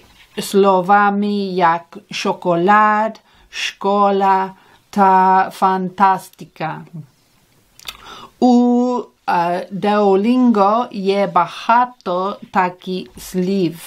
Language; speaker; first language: Ukrainian; non-native, learner; English